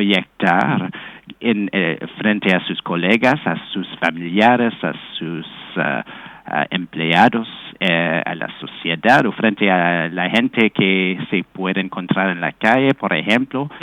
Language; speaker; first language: Spanish; non-native, fluent; English